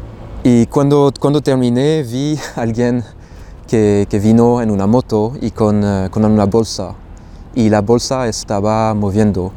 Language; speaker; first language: Spanish; non-native, fluent; French